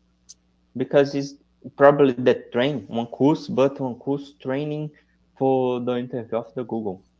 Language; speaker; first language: English; non-native, learner; Portuguese